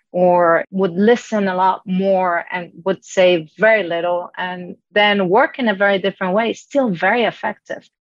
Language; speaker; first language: English; non-native, fluent; Spanish